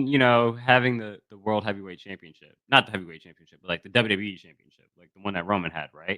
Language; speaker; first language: English; native; English